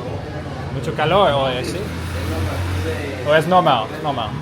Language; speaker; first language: Spanish; non-native, learner; English